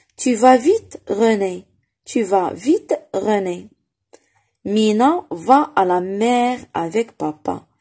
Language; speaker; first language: French; non-native, local second language; Arabic